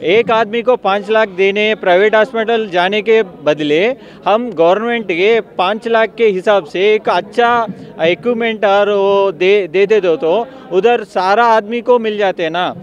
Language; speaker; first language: Hindi; non-native, local second language; Telugu